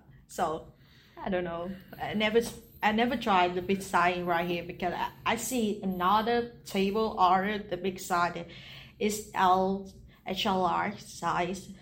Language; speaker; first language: English; non-native, learner; Vietnamese